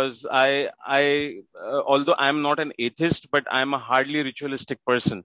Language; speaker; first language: English; non-native, local second language; Marathi